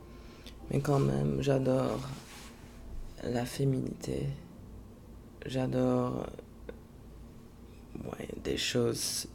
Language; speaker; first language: French; non-native, fluent; English